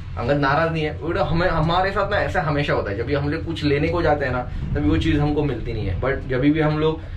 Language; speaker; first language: Hindi; non-native, local second language; Marathi